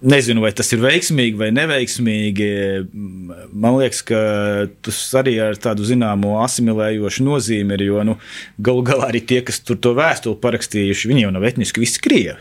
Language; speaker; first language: Latvian; native; Latvian